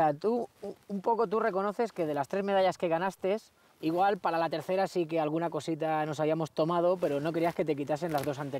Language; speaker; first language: Spanish; native; Spanish